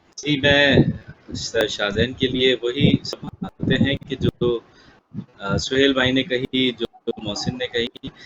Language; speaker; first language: Urdu; native; Urdu